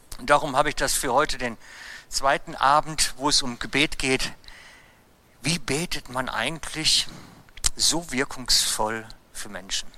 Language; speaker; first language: German; native; German